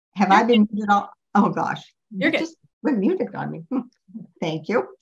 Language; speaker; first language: English; native; English